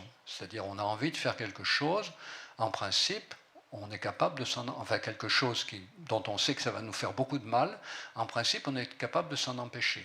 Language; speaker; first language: French; native; French